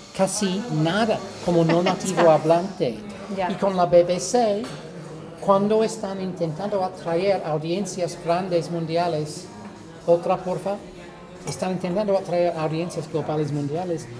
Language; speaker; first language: Spanish; non-native, fluent; English